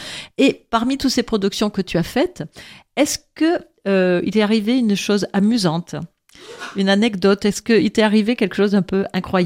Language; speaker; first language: French; native; French